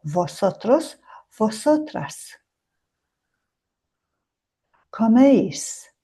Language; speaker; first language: Spanish; non-native, fluent; Mongolian